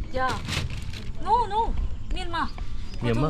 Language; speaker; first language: English; non-native, learner; Thai